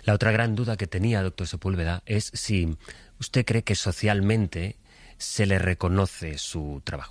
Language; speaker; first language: Spanish; native; Spanish